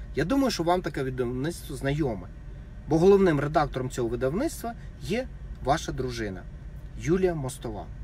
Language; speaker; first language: Ukrainian; non-native, fluent; Russian